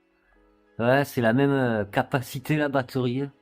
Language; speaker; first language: French; native; French